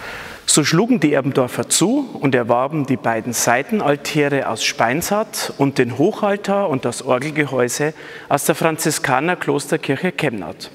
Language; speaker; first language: German; native; German